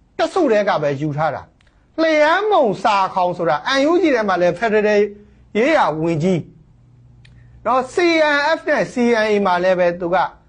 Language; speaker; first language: Burmese; non-native, local second language; Hakha Chin